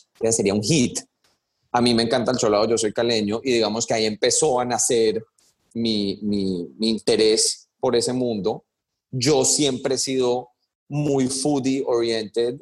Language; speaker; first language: Spanish; early bilingual, heritage; Spanish